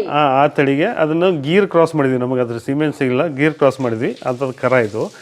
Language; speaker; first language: Kannada; native; Kannada